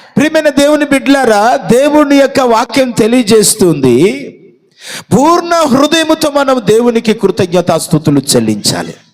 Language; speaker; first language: Telugu; non-native, local second language; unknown